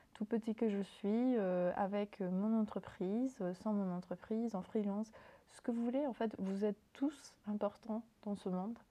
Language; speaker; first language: French; non-native, fluent; Spanish